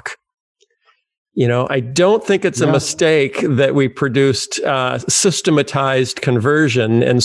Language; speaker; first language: English; native; English